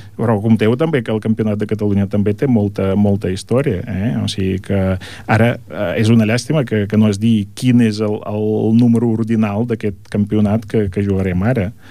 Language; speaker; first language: Catalan; non-native, fluent; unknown